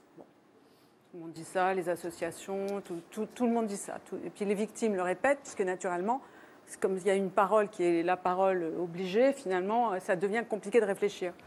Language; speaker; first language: French; native; French